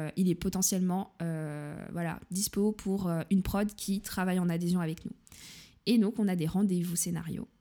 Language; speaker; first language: French; native; French